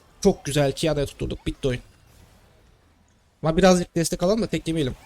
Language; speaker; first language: Turkish; native; Turkish